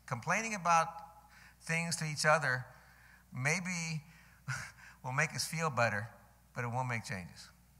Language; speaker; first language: English; early bilingual, other home language; Spanish